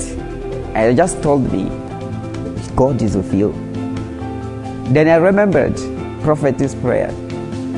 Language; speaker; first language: English; non-native, fluent; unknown